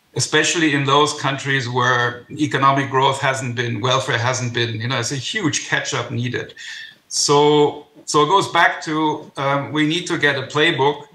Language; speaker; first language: English; non-native, fluent; German